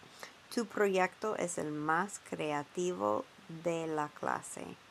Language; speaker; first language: Spanish; non-native, fluent; English